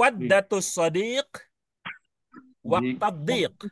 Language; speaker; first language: Arabic; non-native, learner; Indonesian